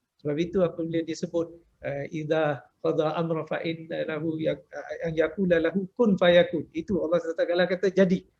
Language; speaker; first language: Malay; native; Malay